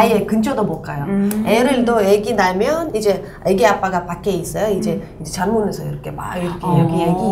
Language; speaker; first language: Korean; non-native, local second language; Uzbek